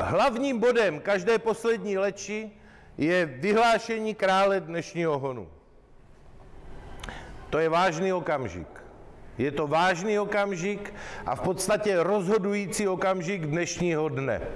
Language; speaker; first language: Czech; native; Czech